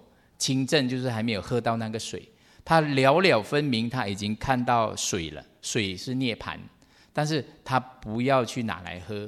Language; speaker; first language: Chinese; native; Chinese